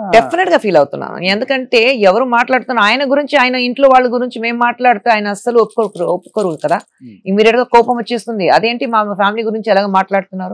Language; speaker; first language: Telugu; non-native, fluent; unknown